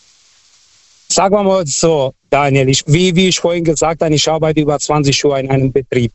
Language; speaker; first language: German; non-native, fluent; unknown